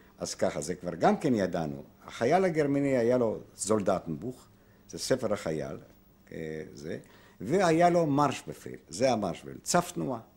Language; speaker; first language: Hebrew; non-native, fluent; Polish